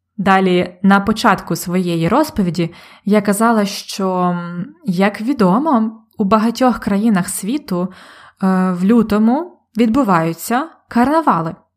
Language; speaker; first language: Ukrainian; native; Ukrainian